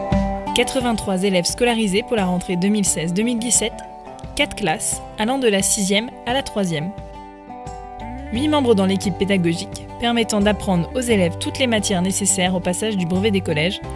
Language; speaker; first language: French; native; French